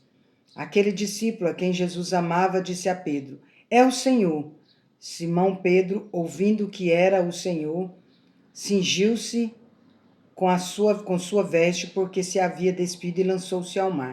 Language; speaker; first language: Portuguese; native; Portuguese